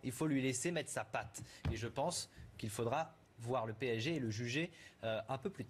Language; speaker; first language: French; native; French